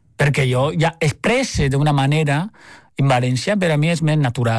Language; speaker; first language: Catalan; non-native, fluent; Chinese